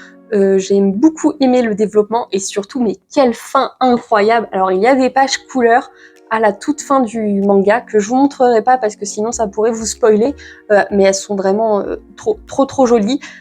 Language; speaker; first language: French; native; French